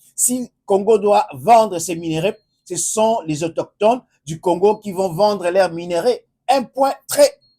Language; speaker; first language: French; non-native, local second language; Lingala